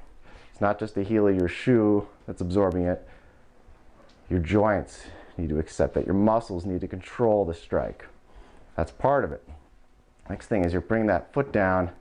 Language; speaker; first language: English; native; English